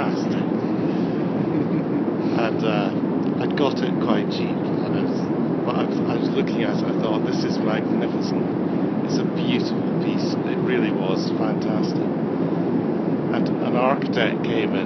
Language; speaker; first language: English; native; English